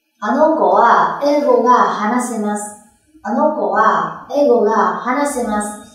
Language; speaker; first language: Japanese; non-native, fluent; Vietnamese